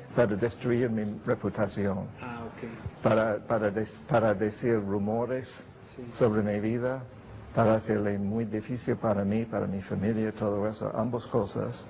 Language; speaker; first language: Spanish; non-native, fluent; English